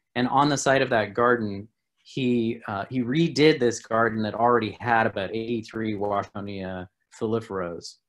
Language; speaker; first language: English; native; English